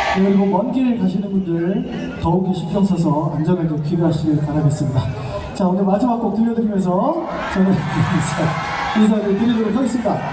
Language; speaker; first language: Korean; native; Korean